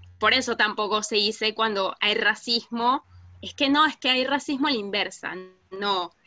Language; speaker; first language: Spanish; native; Spanish